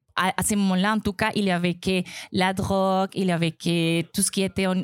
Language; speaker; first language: French; non-native, fluent; Spanish